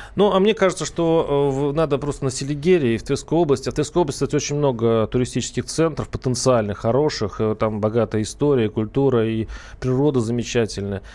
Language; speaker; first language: Russian; native; Russian